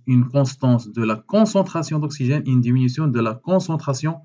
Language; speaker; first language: French; non-native, local second language; Arabic